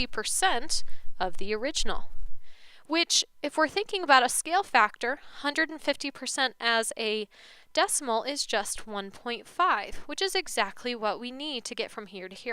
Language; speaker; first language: English; native; English